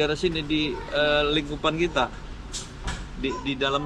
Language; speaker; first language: Indonesian; native; Indonesian